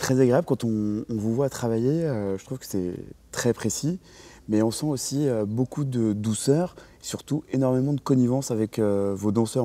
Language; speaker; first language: French; native; French